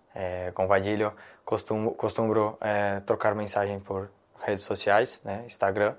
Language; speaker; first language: Spanish; non-native, learner; Portuguese